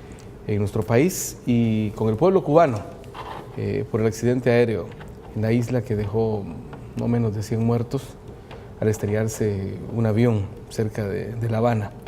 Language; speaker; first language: Spanish; native; Spanish